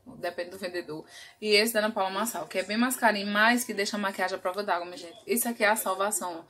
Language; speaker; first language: Portuguese; native; Portuguese